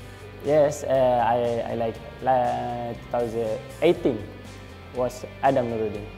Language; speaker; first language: English; non-native, learner; Malay